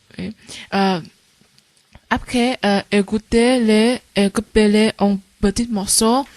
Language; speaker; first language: French; non-native, learner; Vietnamese